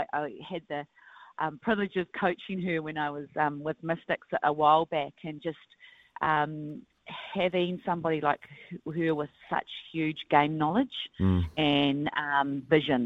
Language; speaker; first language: English; native; English